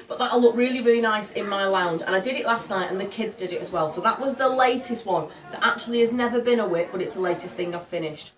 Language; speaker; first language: English; native; English